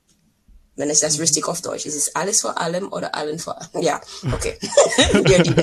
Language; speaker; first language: German; non-native, learner; English